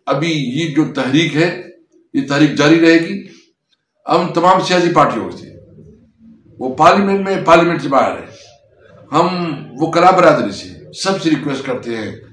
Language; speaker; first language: Urdu; non-native, local second language; Pashto